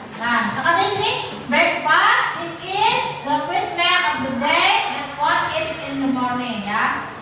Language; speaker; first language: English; non-native, learner; Indonesian